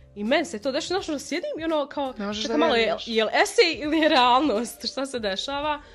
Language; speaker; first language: Croatian; non-native, fluent; Arabic